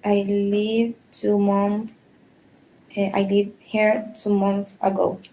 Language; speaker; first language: English; non-native, learner; Spanish